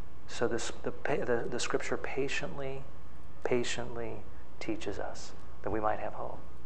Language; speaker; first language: English; native; English